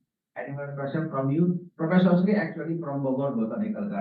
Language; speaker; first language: English; non-native, learner; Indonesian